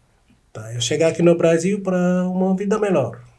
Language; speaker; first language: Portuguese; non-native, learner; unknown